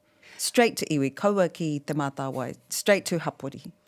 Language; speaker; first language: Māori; non-native, local second language; English